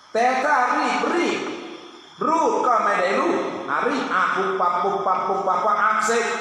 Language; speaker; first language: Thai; non-native, local second language; Pattani Malay